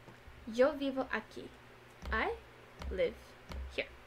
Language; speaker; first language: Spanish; non-native, learner; English